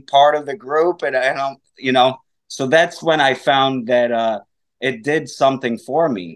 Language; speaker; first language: English; non-native, fluent; Portuguese